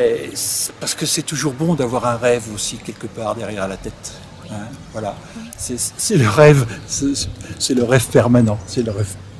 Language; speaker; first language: French; native; French